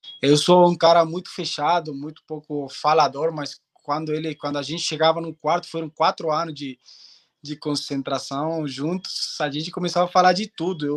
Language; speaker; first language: Portuguese; non-native, fluent; Spanish